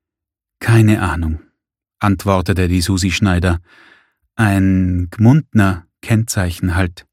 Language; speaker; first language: German; native; German